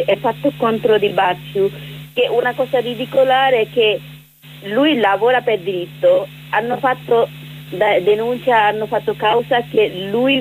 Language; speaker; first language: Italian; non-native, learner; Bangla